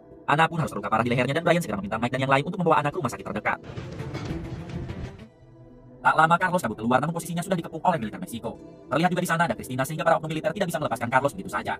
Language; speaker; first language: Indonesian; native; Indonesian